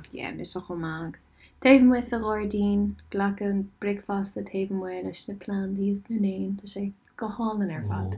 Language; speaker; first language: Irish; non-native, local second language; English